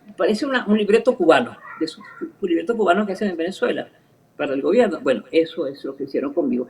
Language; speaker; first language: Spanish; early bilingual, other home language; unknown